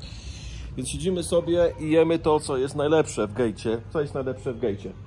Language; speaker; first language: Polish; native; Polish